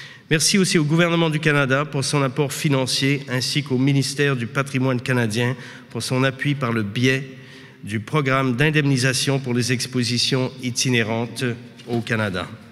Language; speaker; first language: French; native; French